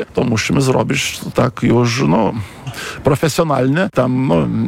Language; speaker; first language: Polish; non-native, fluent; Lithuanian